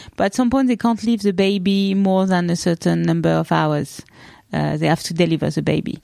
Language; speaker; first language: English; non-native, fluent; French